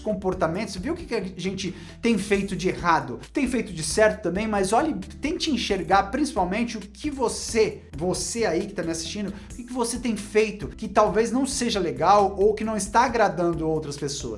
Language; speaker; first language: Portuguese; native; Portuguese